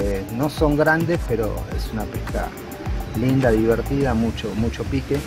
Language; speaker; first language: Spanish; native; Spanish